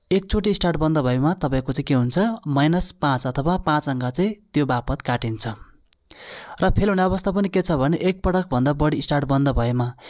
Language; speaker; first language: Nepali; non-native, local second language; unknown